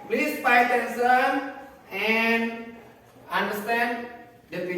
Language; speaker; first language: English; non-native, fluent; Indonesian